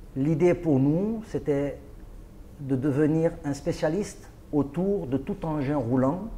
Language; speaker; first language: French; non-native, local second language; Arabic